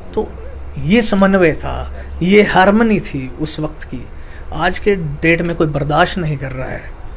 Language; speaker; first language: Hindi; native; Hindi